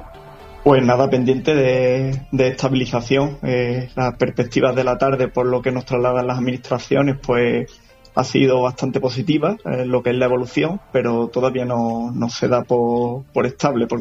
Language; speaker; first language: Spanish; native; Spanish